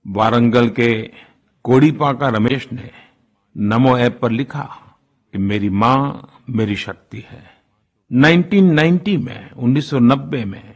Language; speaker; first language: Hindi; non-native, local second language; Gujarati